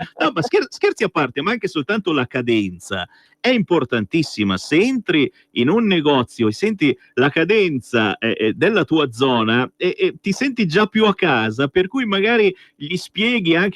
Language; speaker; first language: Italian; native; Italian